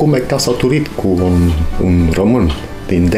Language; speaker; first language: Romanian; non-native, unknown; Dutch